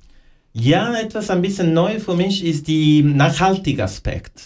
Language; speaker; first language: German; non-native, learner; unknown